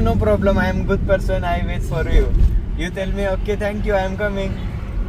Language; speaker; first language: English; non-native, learner; Arabic